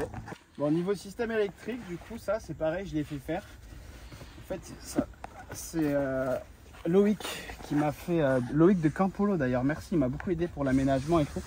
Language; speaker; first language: French; native; French